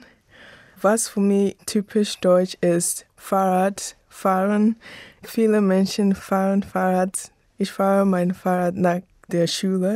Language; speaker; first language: German; non-native, learner; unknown